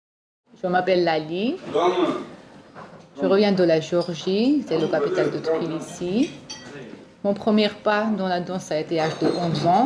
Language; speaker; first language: French; non-native, learner; Georgian